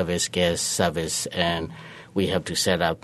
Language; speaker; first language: English; non-native, learner; Burmese